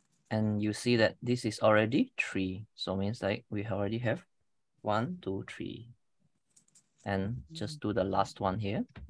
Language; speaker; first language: English; non-native, local second language; Malay